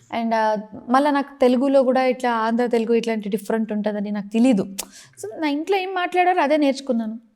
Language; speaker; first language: Telugu; non-native, local second language; Kannada